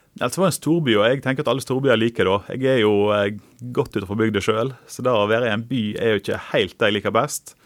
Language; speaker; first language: Norwegian; native; Norwegian